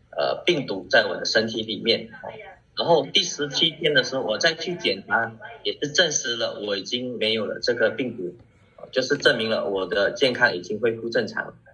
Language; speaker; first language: Chinese; early bilingual, heritage; Chinese